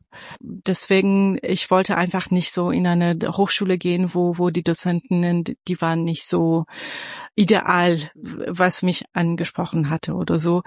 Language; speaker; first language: German; non-native, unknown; Persian